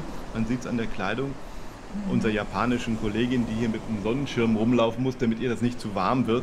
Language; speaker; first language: German; native; German